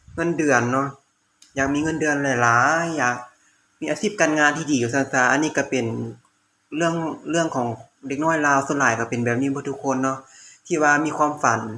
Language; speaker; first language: Lao; native; Lao